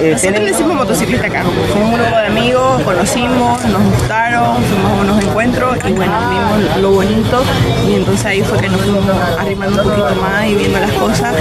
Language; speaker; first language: Spanish; native; Spanish